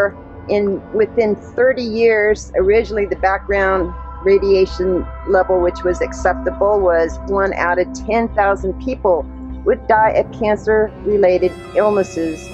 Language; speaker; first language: English; native; English